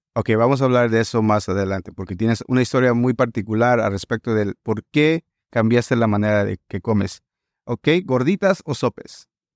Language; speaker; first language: Spanish; native; Spanish